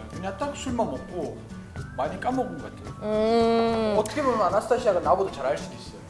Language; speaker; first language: Korean; non-native, fluent; Azerbaijani